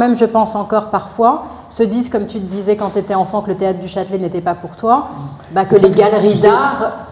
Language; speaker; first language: French; native; French